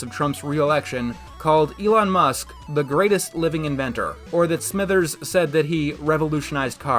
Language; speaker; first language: English; native; English